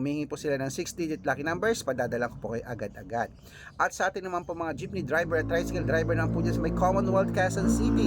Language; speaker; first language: Filipino; native; Filipino